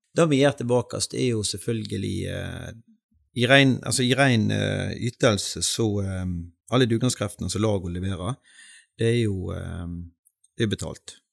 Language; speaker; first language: Norwegian; native; Norwegian